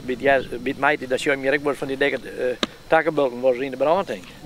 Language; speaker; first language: Dutch; non-native, local second language; Western Frisian